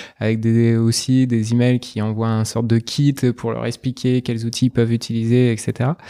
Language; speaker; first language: French; native; French